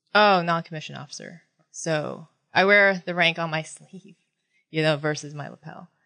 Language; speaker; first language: English; early bilingual, other home language; Filipino